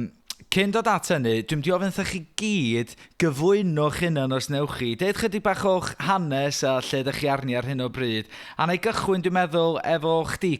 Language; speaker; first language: Welsh; native; Welsh